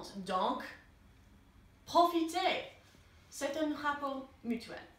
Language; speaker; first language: French; non-native, learner; English